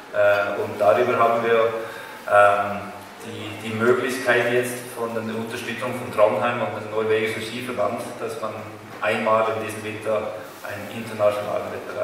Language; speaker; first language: German; non-native, fluent; Norwegian